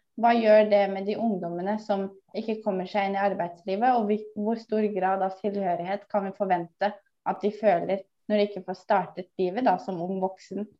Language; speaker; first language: Norwegian; early bilingual, other home language; Somali